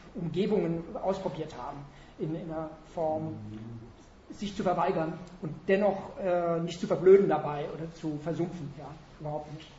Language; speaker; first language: German; native; German